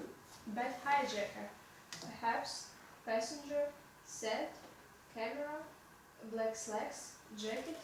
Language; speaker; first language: English; non-native, learner; Russian